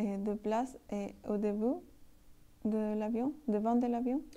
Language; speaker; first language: French; non-native, learner; Spanish